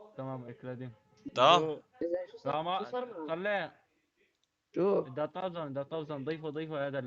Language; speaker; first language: Turkish; non-native, learner; Arabic